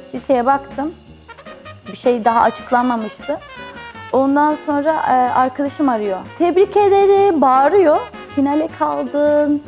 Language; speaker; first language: Turkish; early bilingual, heritage; Turkish